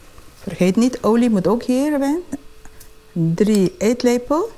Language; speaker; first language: Dutch; non-native, fluent; Indonesian